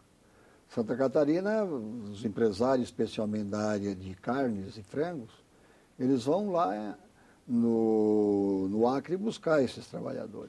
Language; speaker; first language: Portuguese; native; Portuguese